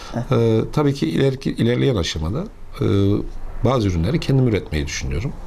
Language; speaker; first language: Turkish; native; Turkish